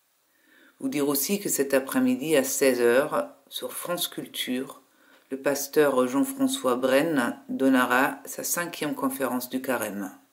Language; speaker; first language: French; native; French